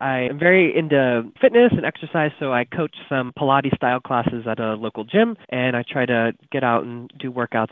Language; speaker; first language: English; native; English